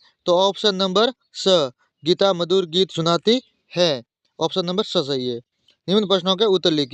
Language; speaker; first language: Hindi; native; Hindi